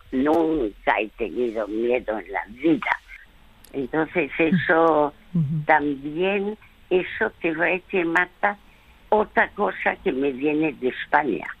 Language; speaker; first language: Spanish; early bilingual, other home language; French